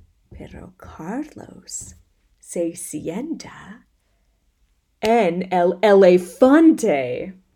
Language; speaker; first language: Spanish; non-native, fluent; English